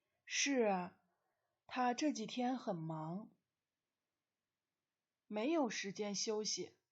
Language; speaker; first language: Chinese; non-native, fluent; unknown